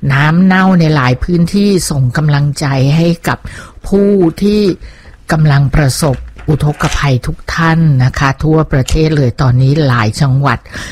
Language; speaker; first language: Thai; native; Thai